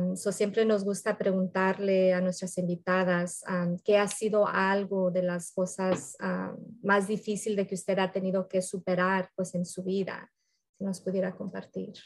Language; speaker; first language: Spanish; early bilingual, heritage; Spanish